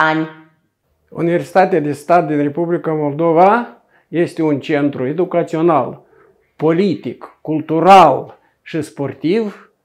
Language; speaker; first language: Romanian; native; Romanian